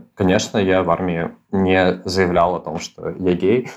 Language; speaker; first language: Russian; native; Russian